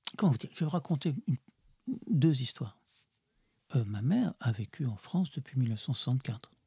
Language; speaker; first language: French; early bilingual, other home language; Russian